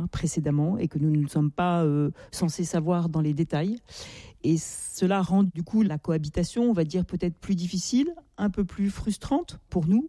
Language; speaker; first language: French; native; French